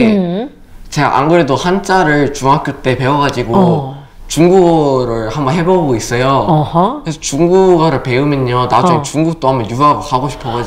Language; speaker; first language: Korean; early bilingual, other home language; English